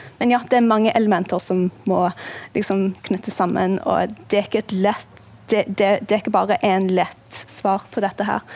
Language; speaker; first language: Norwegian; non-native, fluent; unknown